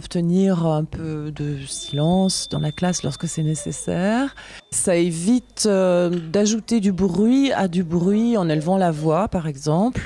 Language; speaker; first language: French; native; French